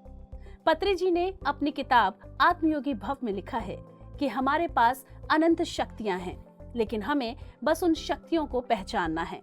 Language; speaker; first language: Hindi; native; Hindi